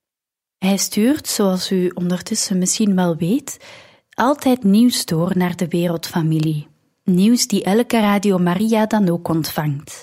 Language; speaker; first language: Dutch; native; Dutch